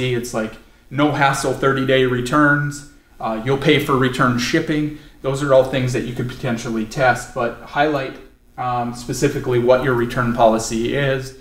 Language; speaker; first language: English; native; English